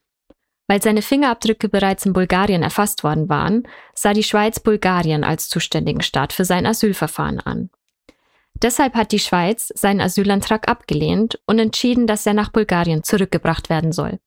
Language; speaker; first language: German; native; German